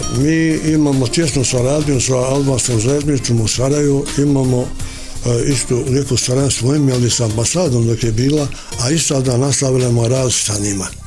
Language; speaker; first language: Bosnian; non-native, fluent; Albanian